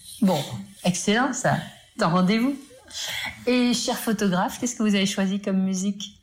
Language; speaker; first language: French; native; French